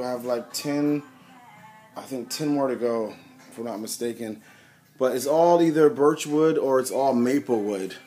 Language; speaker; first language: English; native; English